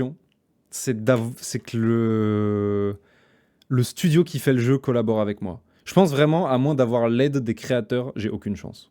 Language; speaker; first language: French; native; French